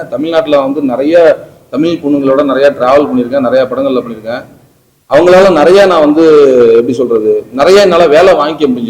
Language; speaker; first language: Tamil; native; Tamil